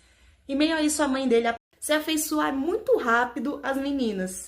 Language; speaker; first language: Portuguese; native; Portuguese